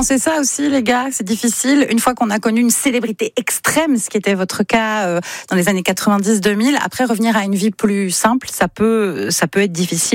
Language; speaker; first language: French; native; French